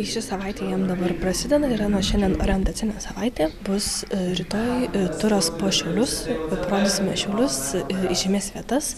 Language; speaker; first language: Lithuanian; native; Lithuanian